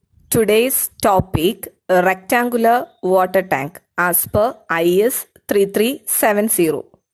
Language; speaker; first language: English; non-native, local second language; Malayalam